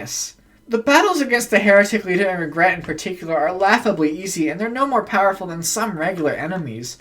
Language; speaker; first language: English; native; English